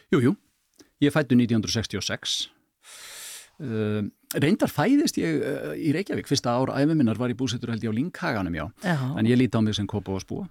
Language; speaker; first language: Icelandic; native; Icelandic